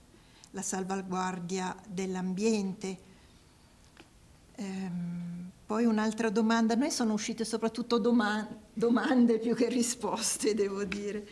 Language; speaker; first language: Italian; native; Italian